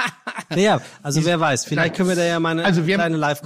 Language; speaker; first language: German; native; German